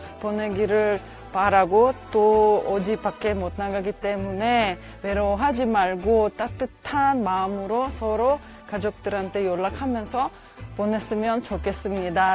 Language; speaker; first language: Korean; non-native, fluent; Russian